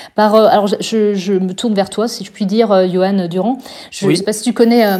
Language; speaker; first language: French; native; French